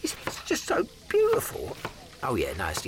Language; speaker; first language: English; native; English